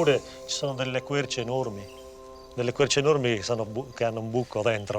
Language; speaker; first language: Italian; native; Italian